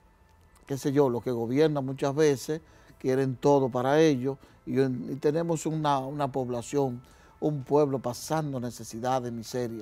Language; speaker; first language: Spanish; native; Spanish